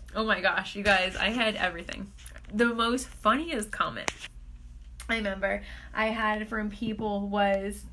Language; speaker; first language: English; native; English